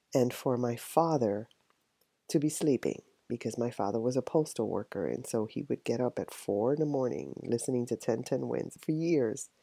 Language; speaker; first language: English; native; English